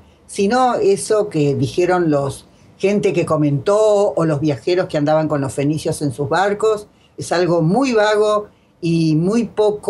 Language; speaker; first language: Spanish; native; Spanish